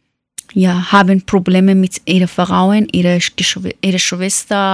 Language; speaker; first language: German; non-native, fluent; Persian